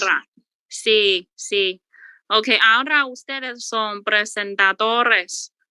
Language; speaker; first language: Spanish; non-native, learner; Chinese